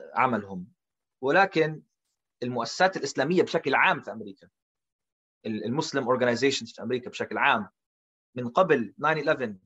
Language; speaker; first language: Arabic; early bilingual, heritage; Arabic